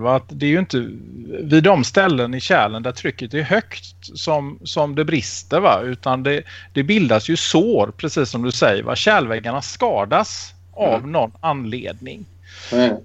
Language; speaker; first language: Swedish; native; Swedish